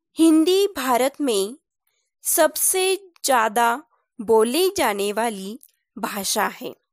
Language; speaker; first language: Hindi; non-native, local second language; Marathi